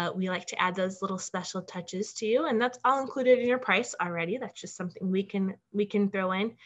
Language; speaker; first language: English; native; English